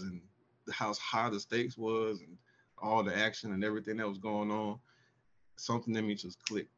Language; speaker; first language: English; native; English